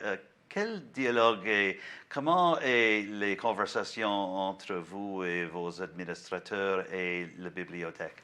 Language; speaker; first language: French; non-native, learner; English